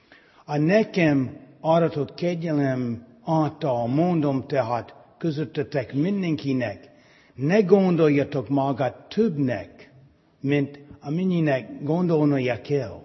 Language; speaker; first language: Hungarian; non-native, fluent; English